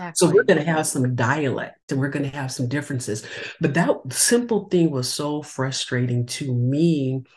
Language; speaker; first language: English; native; English